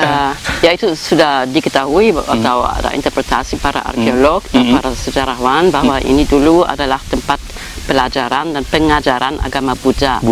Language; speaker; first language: Indonesian; non-native, fluent; German